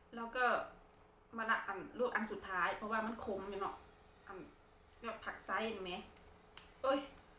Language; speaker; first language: Thai; non-native, local second language; Khmer